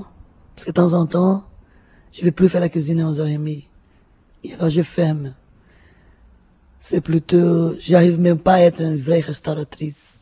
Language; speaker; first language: French; non-native, fluent; Portuguese